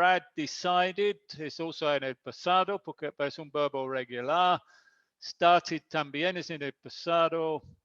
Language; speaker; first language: Spanish; non-native, fluent; English